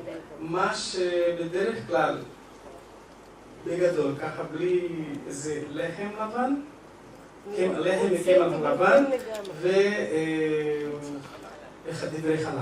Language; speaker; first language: Hebrew; non-native, fluent; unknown